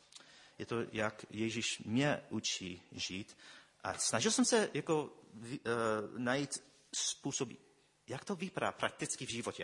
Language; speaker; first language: Czech; non-native, fluent; English